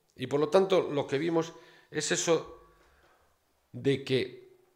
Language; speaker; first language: Spanish; native; Spanish